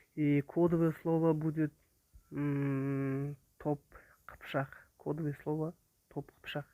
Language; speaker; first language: Russian; non-native, local second language; Kazakh